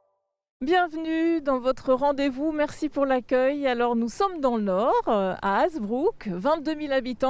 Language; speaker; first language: French; native; French